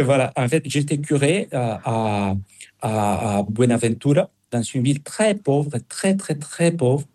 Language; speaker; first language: French; non-native, fluent; Spanish